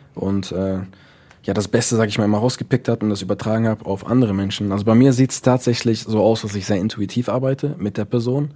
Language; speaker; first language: German; early bilingual, other home language; Dutch